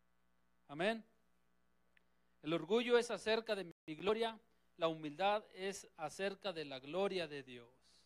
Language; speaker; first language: Spanish; native; Spanish